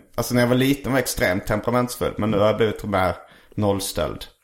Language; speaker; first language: Swedish; native; Swedish